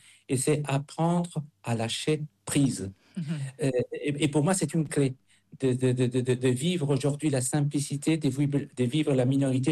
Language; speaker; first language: French; non-native, fluent; Spanish